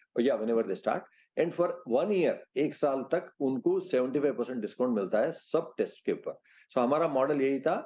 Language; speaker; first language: Hindi; non-native, local second language; Telugu